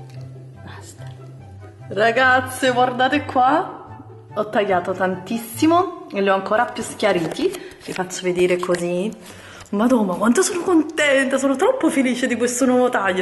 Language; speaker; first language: Italian; native; Italian